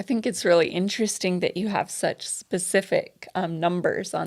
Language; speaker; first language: English; native; English